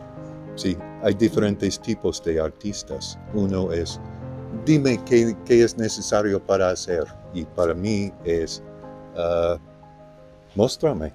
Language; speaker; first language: Spanish; non-native, learner; English